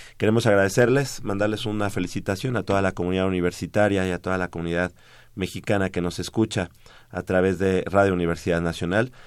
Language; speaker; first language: Spanish; native; Spanish